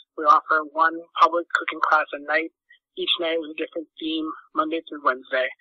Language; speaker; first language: English; native; English